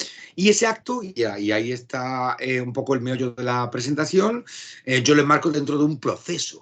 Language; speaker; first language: Spanish; native; Spanish